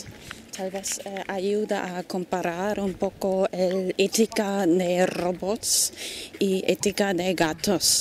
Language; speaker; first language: Spanish; non-native, fluent; German